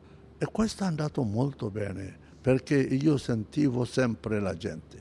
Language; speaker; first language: Italian; non-native, fluent; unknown